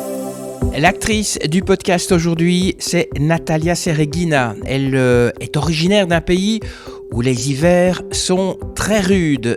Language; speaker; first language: French; native; French